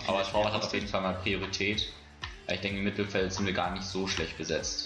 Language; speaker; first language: German; native; German